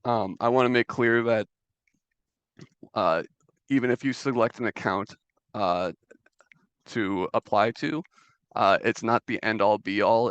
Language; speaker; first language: English; native; English